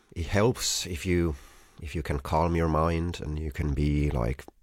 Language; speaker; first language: English; non-native, fluent; Finnish